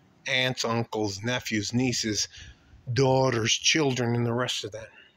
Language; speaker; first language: English; native; English